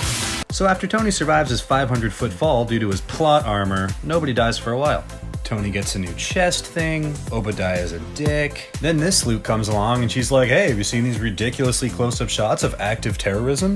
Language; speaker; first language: English; native; English